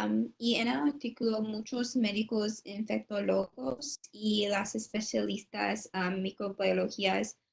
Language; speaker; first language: Spanish; non-native, learner; English